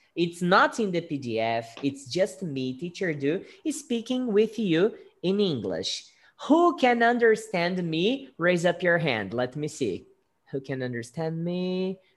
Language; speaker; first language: English; non-native, fluent; Portuguese